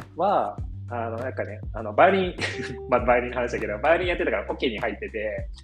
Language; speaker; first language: Japanese; early bilingual, heritage; Japanese